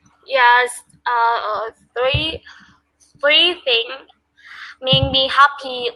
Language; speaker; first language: English; non-native, learner; Vietnamese